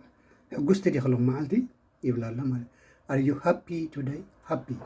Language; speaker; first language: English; non-native, fluent; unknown